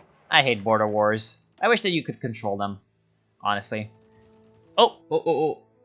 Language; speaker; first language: English; native; English